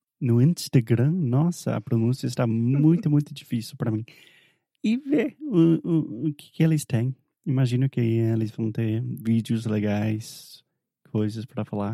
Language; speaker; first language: Portuguese; non-native, fluent; English